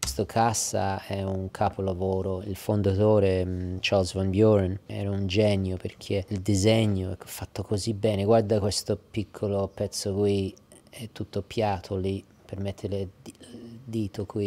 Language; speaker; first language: Italian; early bilingual, heritage; English